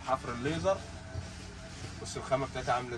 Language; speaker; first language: Arabic; native; Arabic